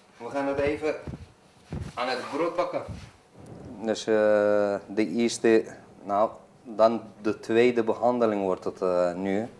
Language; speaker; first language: Dutch; non-native, fluent; Turkish